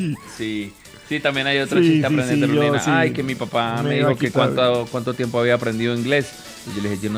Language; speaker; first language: Spanish; native; Spanish